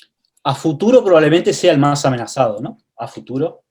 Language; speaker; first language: Spanish; native; Spanish